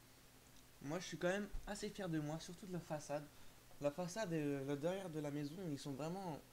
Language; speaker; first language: French; native; French